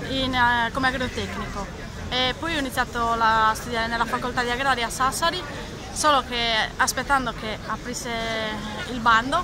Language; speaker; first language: Italian; native; Italian